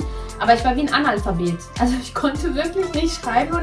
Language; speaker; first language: German; non-native, fluent; Persian